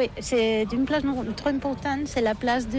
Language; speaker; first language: French; non-native, learner; Catalan